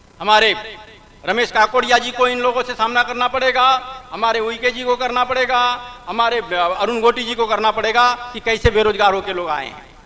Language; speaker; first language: Hindi; native; Hindi